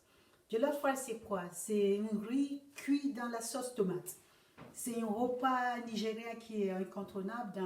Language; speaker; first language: French; non-native, learner; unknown